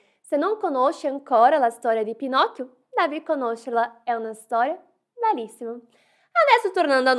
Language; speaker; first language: Italian; non-native, fluent; Portuguese